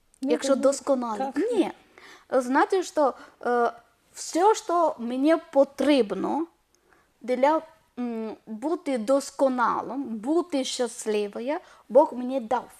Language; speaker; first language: Ukrainian; non-native, learner; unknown